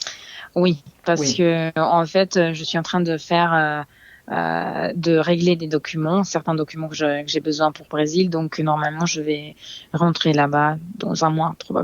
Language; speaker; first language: French; non-native, fluent; Serbian